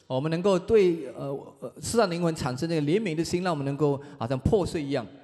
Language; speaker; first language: Chinese; native; Chinese